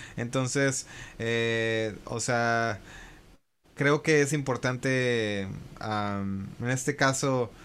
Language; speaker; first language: Spanish; early bilingual, heritage; Spanish